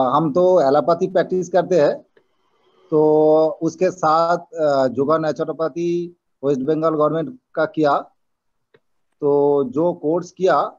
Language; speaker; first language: Hindi; non-native, local second language; Bangla